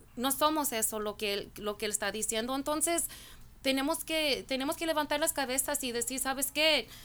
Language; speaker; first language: Spanish; early bilingual, heritage; Spanish